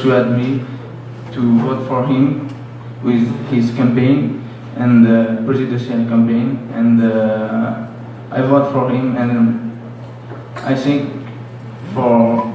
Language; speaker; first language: English; non-native, learner; French